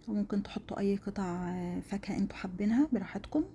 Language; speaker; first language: Arabic; native; Arabic